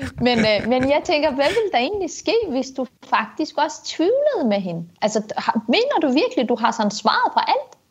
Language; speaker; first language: Danish; early bilingual, other home language; Kurdish